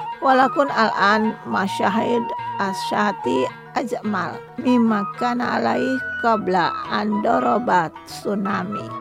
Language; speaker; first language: Arabic; non-native, fluent; Indonesian